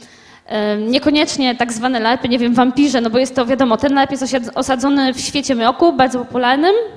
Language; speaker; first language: Polish; native; Polish